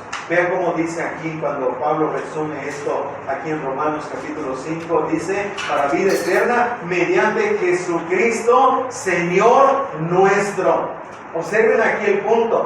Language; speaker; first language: Spanish; native; Spanish